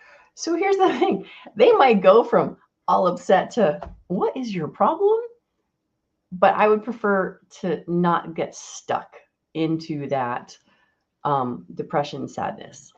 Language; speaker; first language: English; native; English